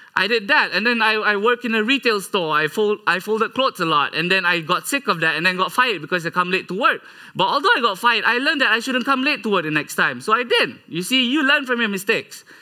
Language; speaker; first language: English; non-native, local second language; Malay